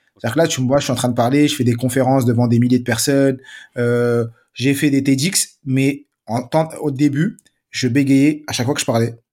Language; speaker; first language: French; native; French